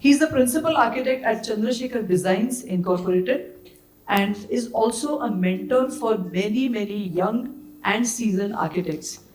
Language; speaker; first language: English; non-native, local second language; Marathi